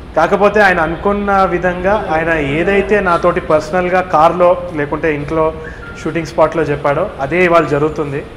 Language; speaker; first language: Telugu; native; Telugu